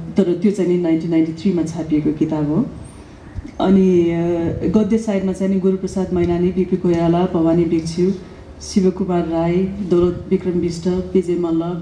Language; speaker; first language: Nepali; native; Nepali